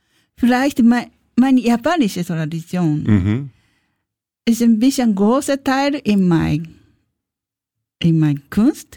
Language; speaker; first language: German; non-native, learner; Japanese